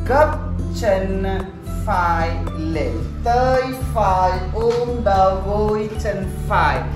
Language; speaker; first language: Vietnamese; non-native, learner; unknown